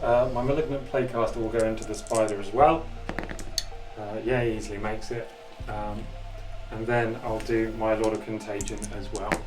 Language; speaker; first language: English; native; English